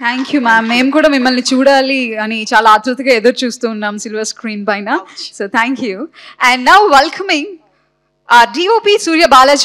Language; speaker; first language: Telugu; native; Telugu